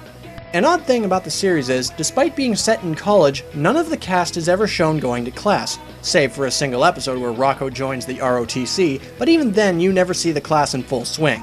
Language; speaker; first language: English; native; English